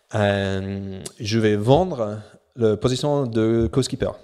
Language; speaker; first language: French; non-native, fluent; English